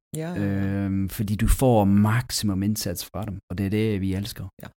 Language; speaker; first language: Danish; non-native, fluent; English